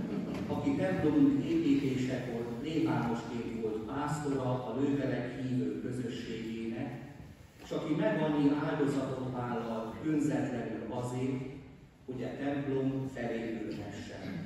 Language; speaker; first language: Hungarian; native; Hungarian